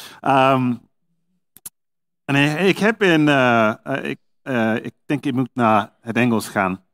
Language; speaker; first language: Dutch; non-native, learner; English